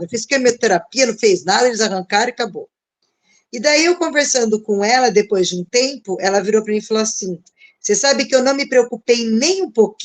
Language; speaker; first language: Portuguese; native; Portuguese